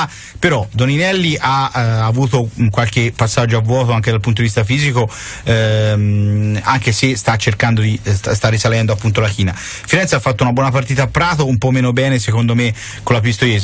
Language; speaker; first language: Italian; native; Italian